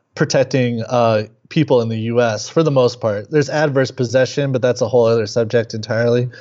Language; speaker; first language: English; native; English